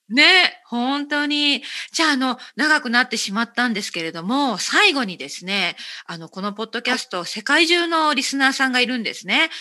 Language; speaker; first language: Japanese; native; Japanese